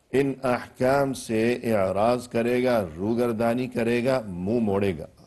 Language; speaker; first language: Urdu; native; Urdu